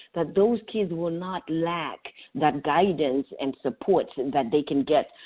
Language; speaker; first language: English; non-native, local second language; North Ndebele